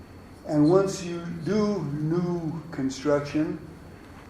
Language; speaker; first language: English; native; English